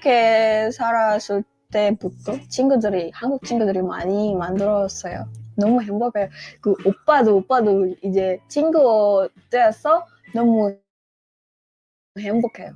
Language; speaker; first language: Korean; non-native, learner; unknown